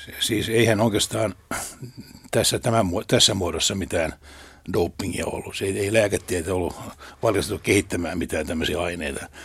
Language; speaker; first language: Finnish; native; Finnish